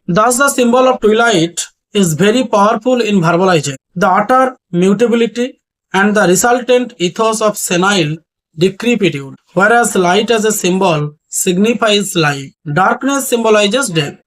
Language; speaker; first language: English; non-native, local second language; Bangla